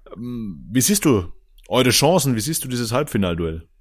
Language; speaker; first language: German; native; German